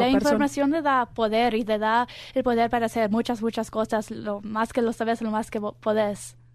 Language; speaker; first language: Spanish; early bilingual, heritage; Spanish